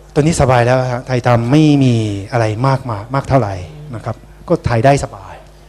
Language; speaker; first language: Thai; non-native, fluent; Japanese